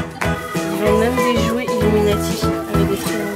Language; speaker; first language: French; native; French